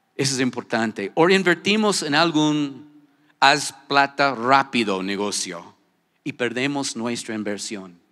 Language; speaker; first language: Spanish; non-native, fluent; English